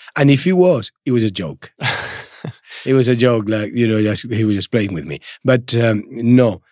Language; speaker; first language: English; non-native, fluent; Spanish